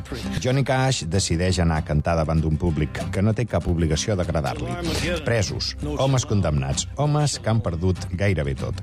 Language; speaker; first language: Catalan; native; Catalan